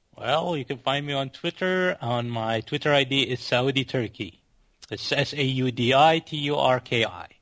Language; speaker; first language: English; non-native, fluent; Arabic